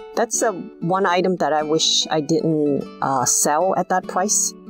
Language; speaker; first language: English; native; English